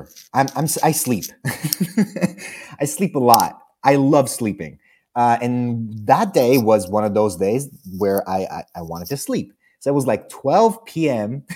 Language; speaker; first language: English; non-native, fluent; Italian